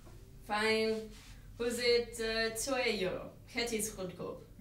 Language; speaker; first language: Dutch; non-native, learner; English